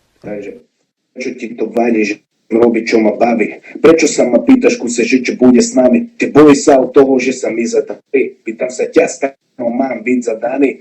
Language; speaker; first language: Slovak; non-native, local second language; Hungarian